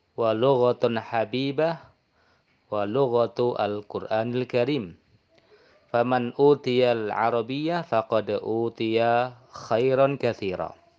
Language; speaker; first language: Arabic; non-native, fluent; Indonesian